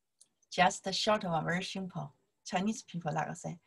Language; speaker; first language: English; non-native, learner; Chinese